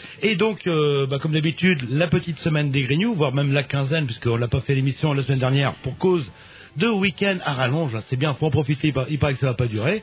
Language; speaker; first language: French; native; French